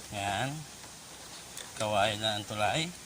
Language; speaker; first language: Filipino; native; Filipino